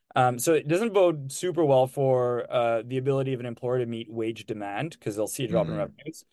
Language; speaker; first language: English; non-native, fluent; French